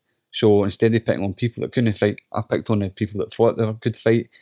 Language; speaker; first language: English; native; English